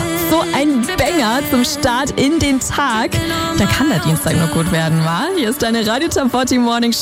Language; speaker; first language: German; native; German